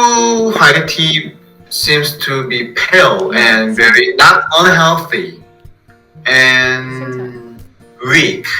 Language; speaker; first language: English; non-native, fluent; Korean